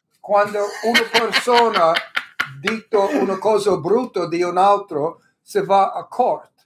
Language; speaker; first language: Italian; early bilingual, heritage; English